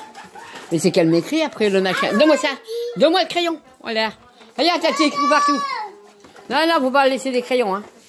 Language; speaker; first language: French; native; French